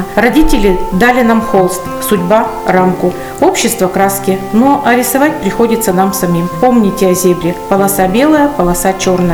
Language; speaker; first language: Russian; native; Russian